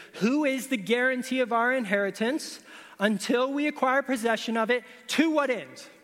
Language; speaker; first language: English; native; English